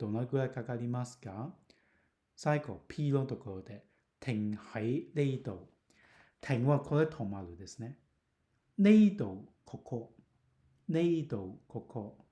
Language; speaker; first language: Japanese; non-native, fluent; Cantonese